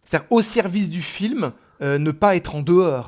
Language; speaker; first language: French; native; French